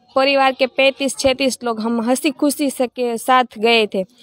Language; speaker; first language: Hindi; non-native, local second language; Gujarati